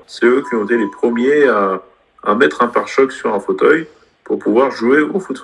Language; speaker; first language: French; native; French